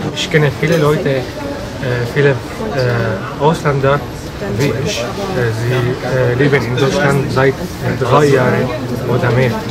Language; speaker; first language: German; non-native, learner; Arabic